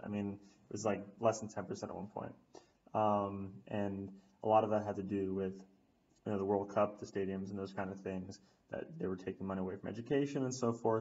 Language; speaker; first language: English; native; English